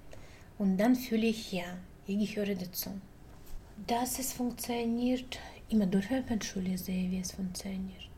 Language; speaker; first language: German; non-native, learner; Russian